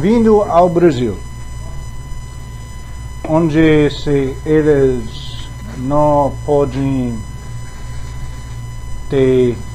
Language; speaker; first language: Portuguese; non-native, learner; English